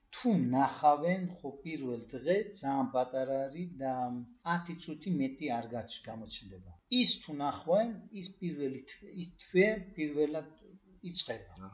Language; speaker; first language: Georgian; early bilingual, heritage; Georgian